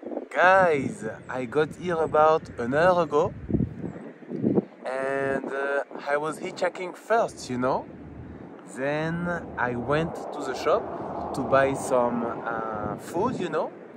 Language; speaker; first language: English; non-native, fluent; French